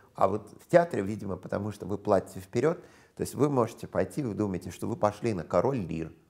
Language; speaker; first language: Russian; non-native, fluent; English